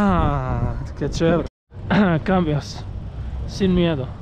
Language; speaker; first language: Spanish; non-native, learner; Croatian